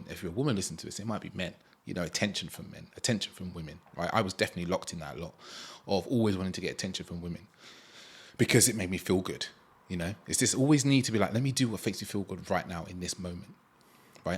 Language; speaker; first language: English; native; English